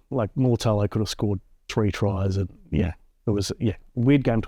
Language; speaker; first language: English; native; English